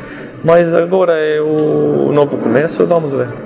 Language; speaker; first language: Portuguese; non-native, fluent; Arabic